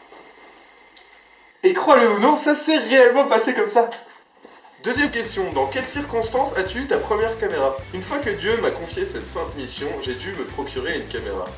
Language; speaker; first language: French; native; French